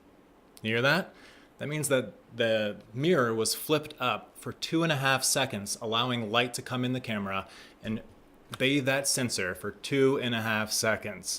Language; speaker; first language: English; native; English